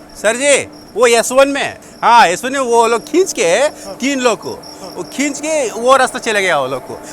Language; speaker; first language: Hindi; non-native, local second language; Telugu